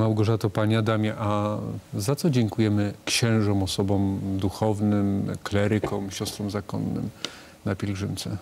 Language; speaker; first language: Polish; native; Polish